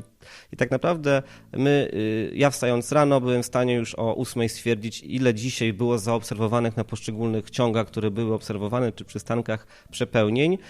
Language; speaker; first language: Polish; native; Polish